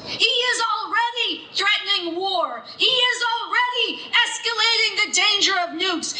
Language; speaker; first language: English; native; English